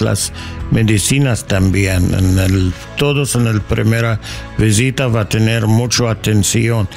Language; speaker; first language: Spanish; non-native, learner; English